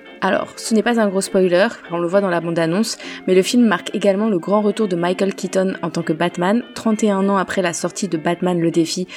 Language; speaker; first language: French; native; French